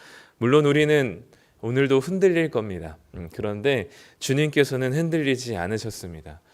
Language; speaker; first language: Korean; native; Korean